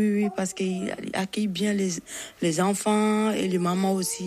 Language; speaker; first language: French; non-native, learner; Bambara